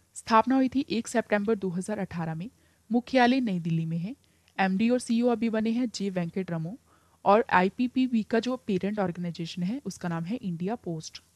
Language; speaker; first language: Hindi; native; Hindi